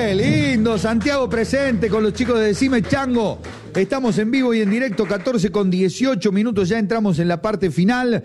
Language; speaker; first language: Spanish; native; Spanish